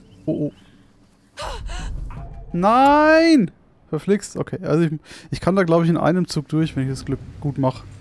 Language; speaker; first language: German; native; German